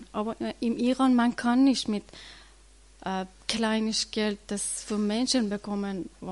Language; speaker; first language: German; non-native, learner; Persian